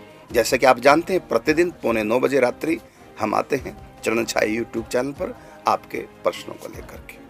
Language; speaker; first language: Hindi; native; Hindi